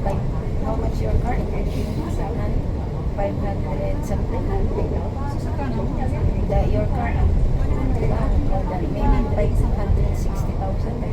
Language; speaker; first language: English; non-native, learner; Filipino